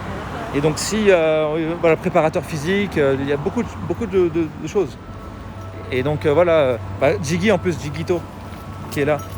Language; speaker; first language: French; native; French